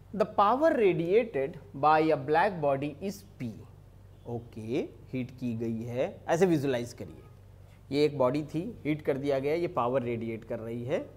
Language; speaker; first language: Hindi; native; Hindi